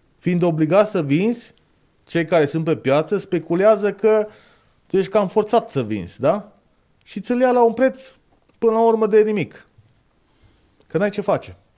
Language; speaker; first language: Romanian; native; Romanian